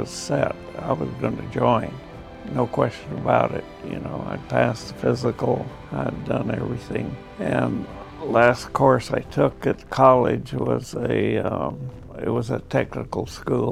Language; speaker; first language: English; native; English